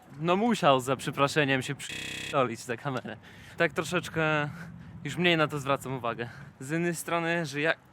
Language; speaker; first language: Polish; non-native, fluent; Russian